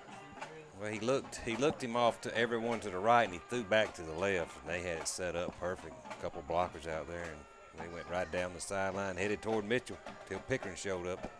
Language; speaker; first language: English; native; English